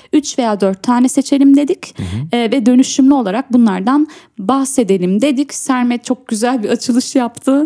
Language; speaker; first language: Turkish; early bilingual, heritage; Turkish